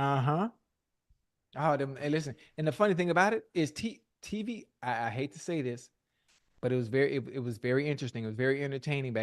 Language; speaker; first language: English; native; English